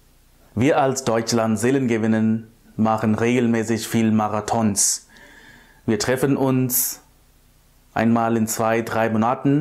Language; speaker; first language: German; non-native, fluent; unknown